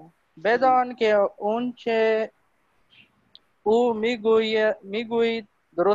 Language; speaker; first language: Persian; non-native, learner; Urdu